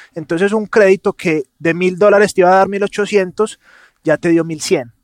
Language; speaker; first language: Spanish; native; Spanish